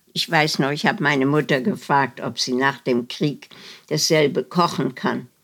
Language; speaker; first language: German; non-native, fluent; Dutch